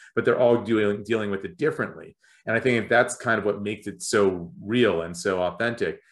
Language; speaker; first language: English; native; English